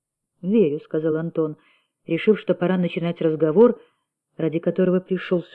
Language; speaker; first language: Russian; native; Russian